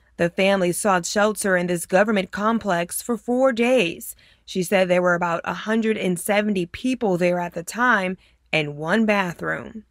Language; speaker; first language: English; native; English